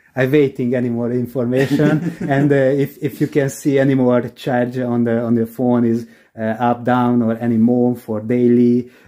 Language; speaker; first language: English; non-native, learner; Hungarian